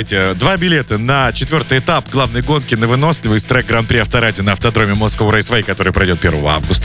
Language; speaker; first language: Russian; native; Russian